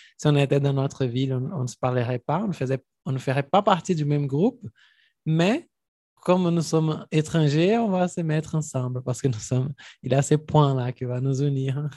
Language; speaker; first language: French; non-native, fluent; Portuguese